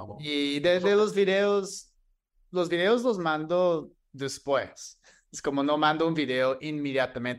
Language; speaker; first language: Spanish; non-native, fluent; English